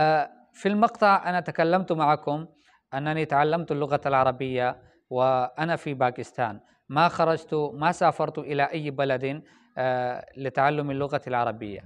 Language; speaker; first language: Arabic; non-native, fluent; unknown